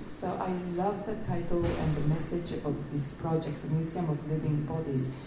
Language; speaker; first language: English; non-native, fluent; Japanese